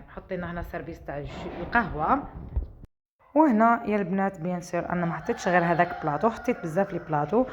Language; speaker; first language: Arabic; native; Arabic